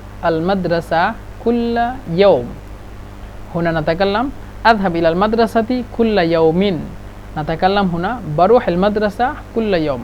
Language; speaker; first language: Egyptian Arabic; non-native, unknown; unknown